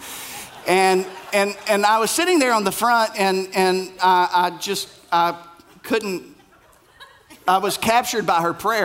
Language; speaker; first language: English; native; English